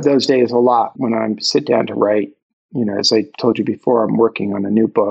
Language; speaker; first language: English; native; English